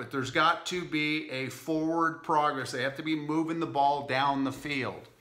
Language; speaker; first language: English; native; English